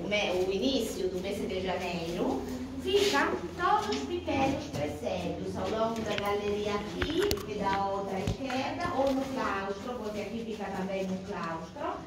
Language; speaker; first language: Portuguese; non-native, fluent; Italian